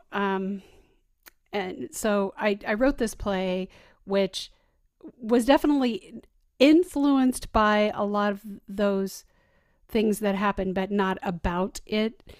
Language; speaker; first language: English; native; English